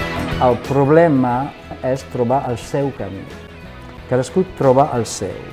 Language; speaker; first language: Catalan; non-native, fluent; French